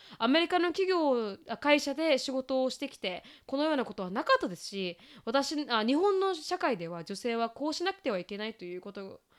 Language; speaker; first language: Japanese; native; Japanese